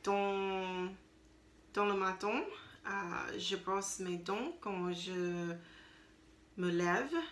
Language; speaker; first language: French; non-native, learner; English